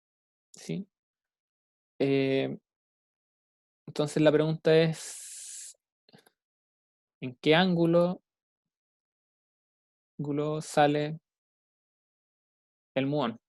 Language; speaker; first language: Spanish; native; Spanish